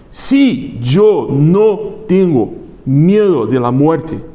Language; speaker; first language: Spanish; non-native, learner; Portuguese